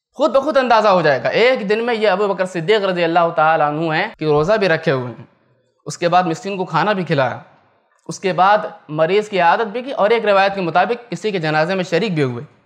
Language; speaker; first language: Hindi; native; Hindi